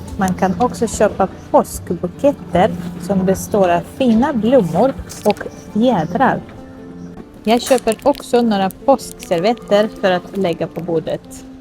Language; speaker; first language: Swedish; non-native, fluent; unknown